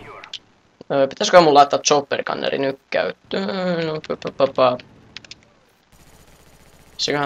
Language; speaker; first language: Finnish; native; Finnish